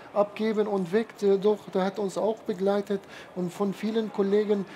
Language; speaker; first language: German; non-native, fluent; Arabic